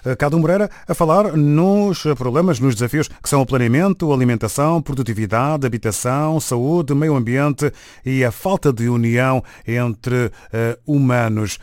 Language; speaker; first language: Portuguese; native; Portuguese